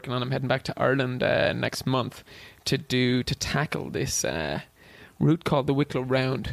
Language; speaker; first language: English; native; English